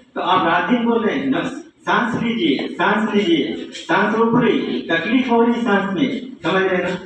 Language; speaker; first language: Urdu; native; Urdu